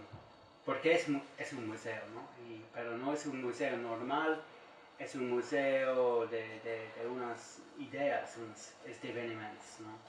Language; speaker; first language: Spanish; non-native, learner; English